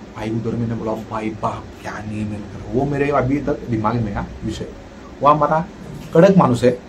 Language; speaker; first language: Hindi; non-native, local second language; Marathi